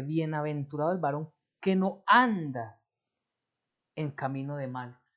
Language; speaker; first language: Spanish; native; Spanish